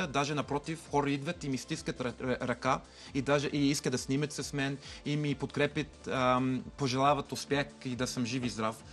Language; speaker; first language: Bulgarian; non-native, learner; English